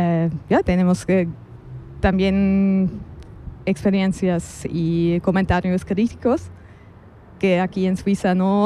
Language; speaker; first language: Spanish; non-native, fluent; German